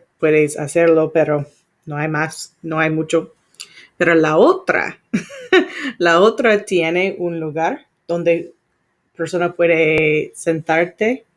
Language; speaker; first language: Spanish; non-native, learner; English